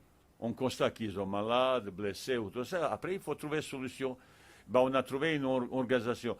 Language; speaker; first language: French; non-native, fluent; Bosnian